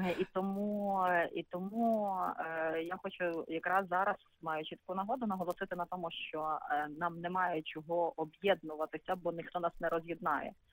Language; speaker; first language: Ukrainian; native; Ukrainian